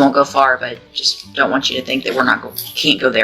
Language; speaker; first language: English; native; English